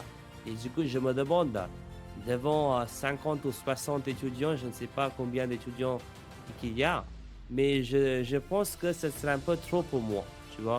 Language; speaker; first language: French; non-native, fluent; English